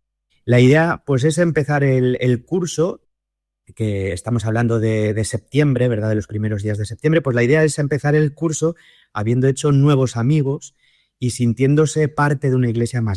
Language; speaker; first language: Spanish; native; Spanish